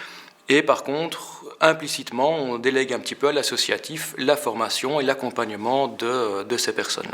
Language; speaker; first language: French; native; French